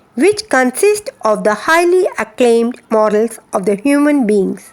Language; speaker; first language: English; non-native, local second language; Hindi